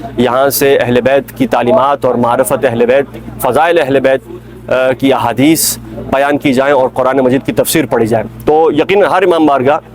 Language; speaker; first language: Urdu; native; Urdu